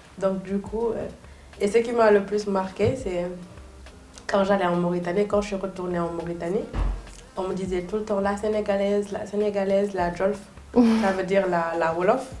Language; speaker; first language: French; non-native, local second language; Soninke